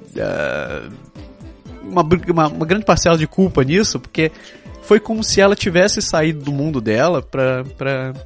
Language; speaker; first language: Portuguese; non-native, local second language; Japanese